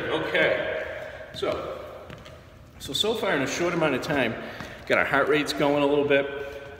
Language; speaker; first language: English; native; English